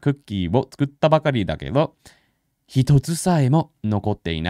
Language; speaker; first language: Japanese; non-native, fluent; English